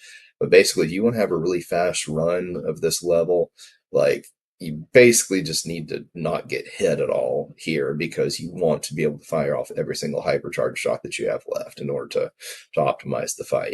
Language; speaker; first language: English; native; English